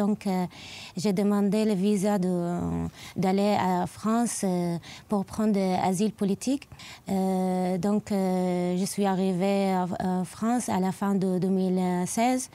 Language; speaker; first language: French; non-native, learner; Arabic